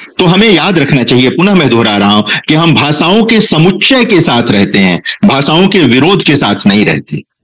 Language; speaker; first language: Hindi; non-native, local second language; Bhojpuri